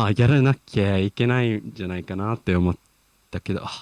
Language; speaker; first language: Japanese; non-native, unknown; English